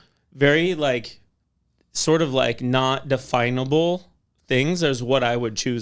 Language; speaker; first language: English; native; English